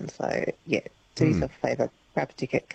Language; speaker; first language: English; native; English